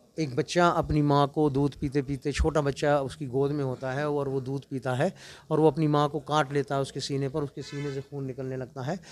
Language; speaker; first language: Urdu; non-native, local second language; Kashmiri